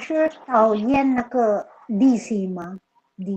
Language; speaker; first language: Chinese; non-native, learner; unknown